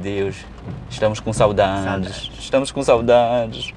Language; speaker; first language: Portuguese; native; Portuguese